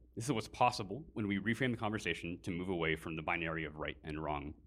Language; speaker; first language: English; native; English